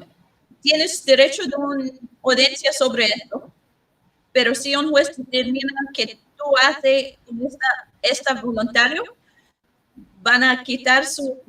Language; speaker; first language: Spanish; non-native, learner; English